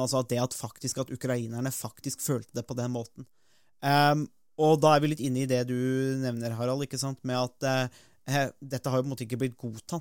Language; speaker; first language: Norwegian; native; Norwegian